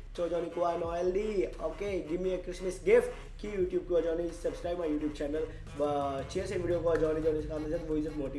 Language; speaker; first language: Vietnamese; non-native, learner; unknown